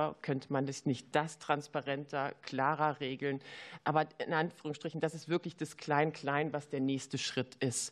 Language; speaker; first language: German; native; German